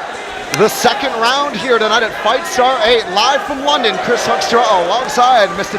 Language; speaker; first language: English; native; English